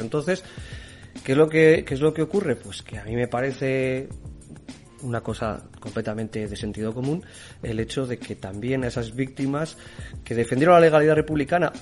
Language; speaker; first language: Spanish; native; Spanish